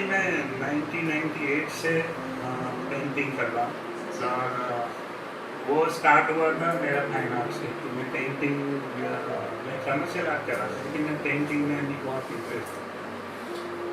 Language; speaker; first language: Hindi; non-native, local second language; Gujarati